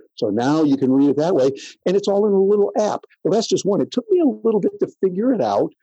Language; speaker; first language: English; native; English